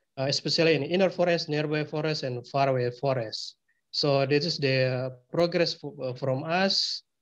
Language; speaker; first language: English; non-native, fluent; Indonesian